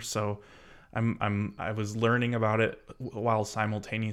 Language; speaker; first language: English; native; English